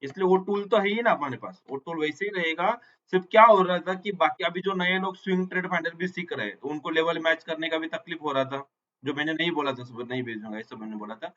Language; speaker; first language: Hindi; non-native, local second language; Marathi